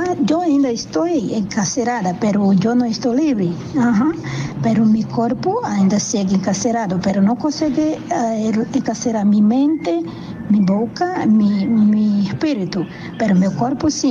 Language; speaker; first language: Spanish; non-native, learner; Portuguese